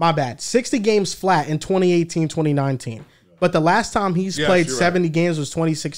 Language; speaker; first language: English; native; English